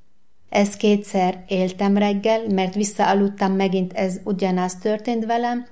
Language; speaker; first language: Hungarian; non-native, learner; Arabic